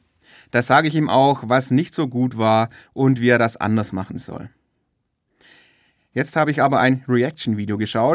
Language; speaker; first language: German; native; German